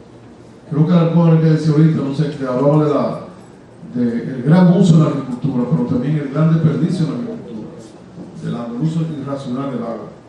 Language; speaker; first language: Spanish; native; Spanish